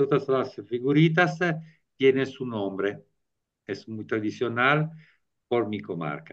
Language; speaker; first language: Spanish; non-native, learner; Italian